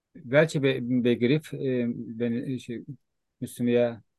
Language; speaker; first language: German; non-native, learner; Turkish